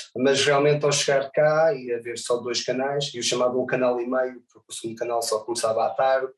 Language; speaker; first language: Portuguese; early bilingual, other home language; English